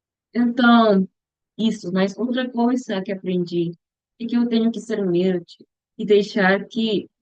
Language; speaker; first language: Portuguese; non-native, learner; Spanish